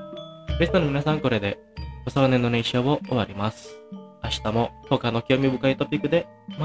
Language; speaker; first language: Japanese; non-native, fluent; Indonesian